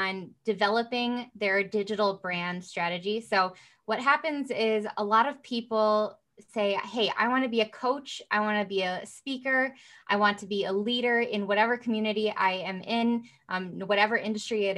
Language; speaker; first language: English; native; English